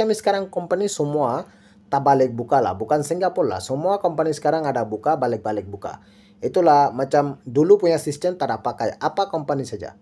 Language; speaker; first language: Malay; non-native, learner; Bangla